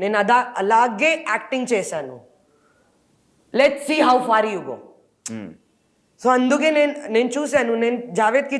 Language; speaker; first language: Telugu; non-native, local second language; Hindi